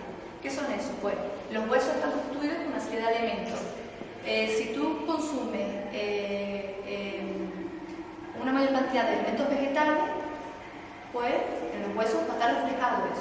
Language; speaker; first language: Spanish; native; Spanish